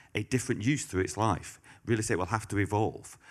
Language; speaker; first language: English; native; English